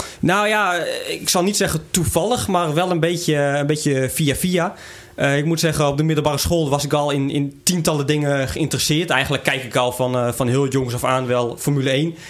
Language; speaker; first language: Dutch; native; Dutch